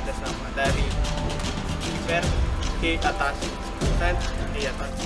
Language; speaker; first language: Indonesian; non-native, learner; Malagasy